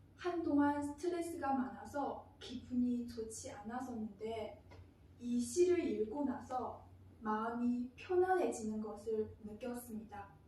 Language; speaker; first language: Korean; non-native, fluent; Chinese